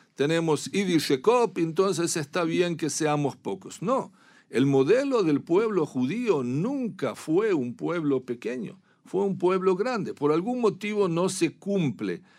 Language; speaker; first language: Spanish; native; Spanish